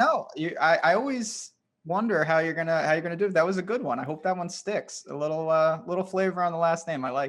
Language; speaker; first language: English; native; English